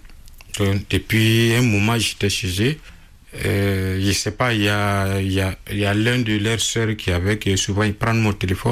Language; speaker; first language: French; non-native, local second language; Bambara